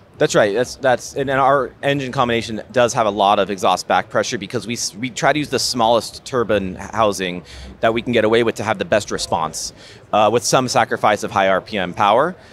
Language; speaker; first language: English; native; English